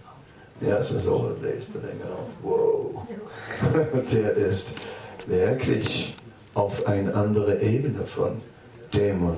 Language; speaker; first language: German; non-native, fluent; Dutch